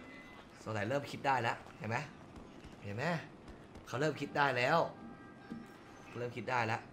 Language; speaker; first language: Thai; native; Thai